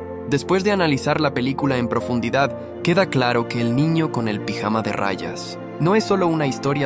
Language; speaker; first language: Spanish; native; Spanish